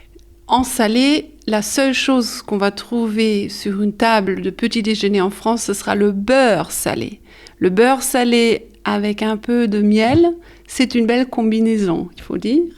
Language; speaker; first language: French; early bilingual, heritage; French